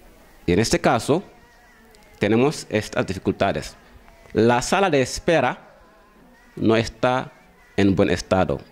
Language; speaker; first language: Spanish; non-native, fluent; Wolof